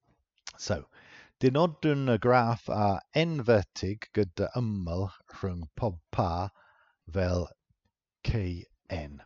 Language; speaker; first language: Welsh; non-native, fluent; English